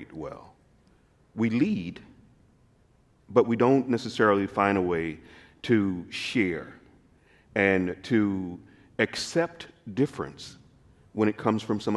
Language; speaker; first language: English; native; English